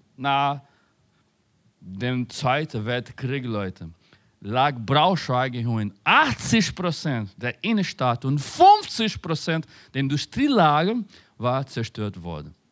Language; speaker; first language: German; non-native, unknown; Spanish